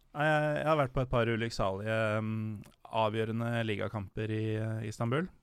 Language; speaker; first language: Norwegian; native; Norwegian